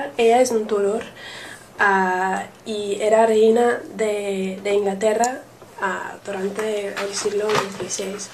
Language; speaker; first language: Spanish; non-native, learner; English